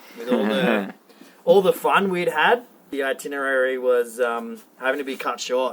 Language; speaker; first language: English; native; English